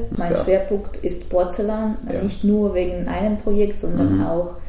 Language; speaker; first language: German; non-native, fluent; Russian